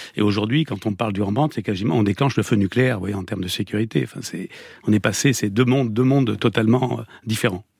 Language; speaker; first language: French; native; French